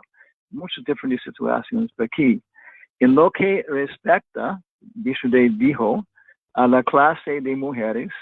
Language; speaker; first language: Spanish; non-native, fluent; English